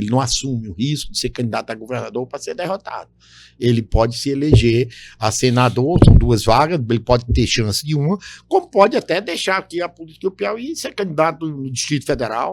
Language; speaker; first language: Portuguese; native; Portuguese